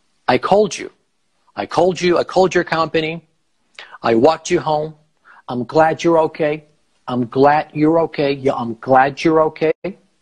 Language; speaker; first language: English; non-native, fluent; Persian